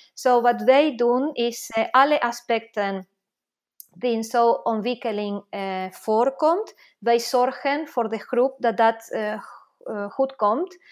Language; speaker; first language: Dutch; non-native, fluent; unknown